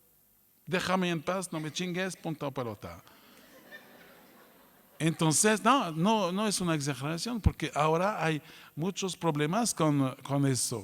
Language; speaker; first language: Spanish; non-native, fluent; French